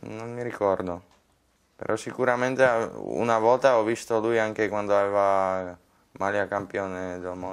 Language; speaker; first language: Italian; non-native, fluent; Slovak